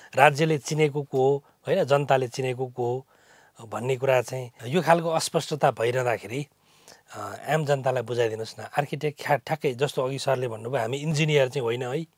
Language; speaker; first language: Nepali; native; Nepali